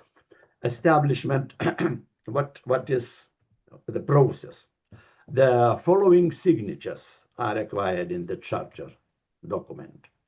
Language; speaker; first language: English; non-native, learner; Lithuanian